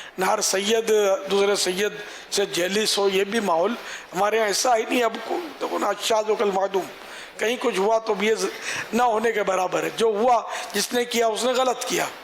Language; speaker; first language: Urdu; non-native, local second language; Memoni